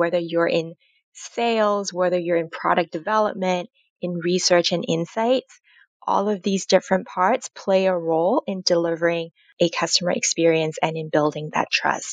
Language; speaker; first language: English; non-native, local second language; Cantonese